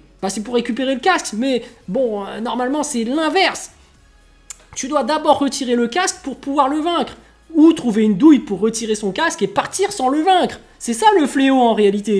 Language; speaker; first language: French; native; French